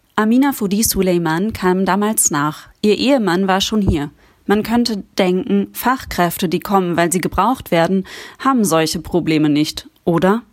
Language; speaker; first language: German; native; German